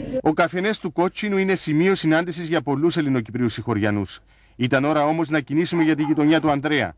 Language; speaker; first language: Greek; native; Greek